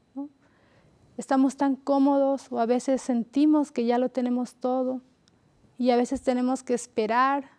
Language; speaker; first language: Spanish; native; Spanish